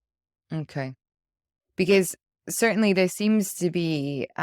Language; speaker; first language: English; native; English